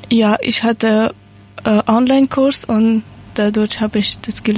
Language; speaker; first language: German; non-native, learner; Persian